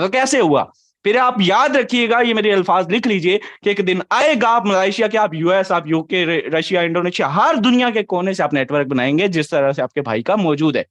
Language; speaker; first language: Urdu; non-native, local second language; Punjabi